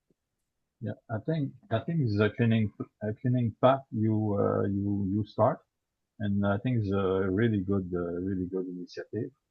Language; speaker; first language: English; non-native, learner; French